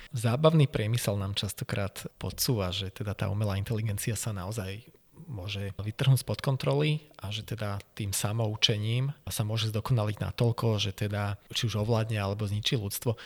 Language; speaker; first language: Slovak; native; Slovak